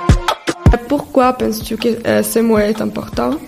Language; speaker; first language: French; non-native, fluent; Italian